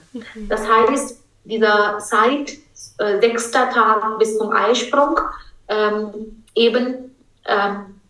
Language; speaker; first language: German; non-native, fluent; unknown